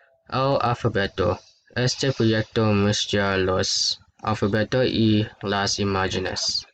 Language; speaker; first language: Spanish; non-native, learner; English